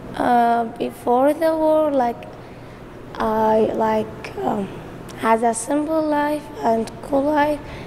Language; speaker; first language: English; non-native, fluent; Kurdish